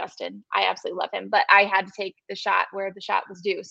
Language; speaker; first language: English; native; English